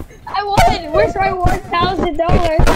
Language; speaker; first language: English; native; English